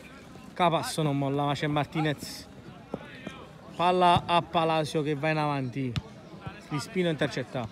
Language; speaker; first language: Italian; native; Italian